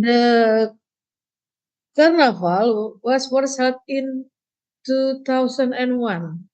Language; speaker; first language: English; non-native, learner; Indonesian